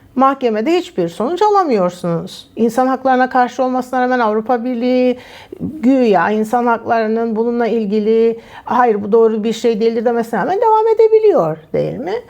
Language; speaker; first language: Turkish; native; Turkish